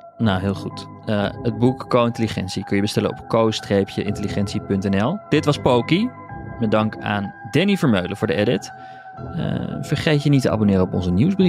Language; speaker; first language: Dutch; native; Dutch